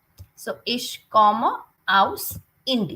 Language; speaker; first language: German; non-native, fluent; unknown